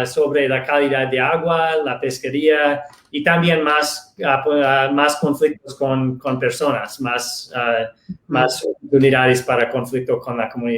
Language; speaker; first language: Spanish; non-native, fluent; English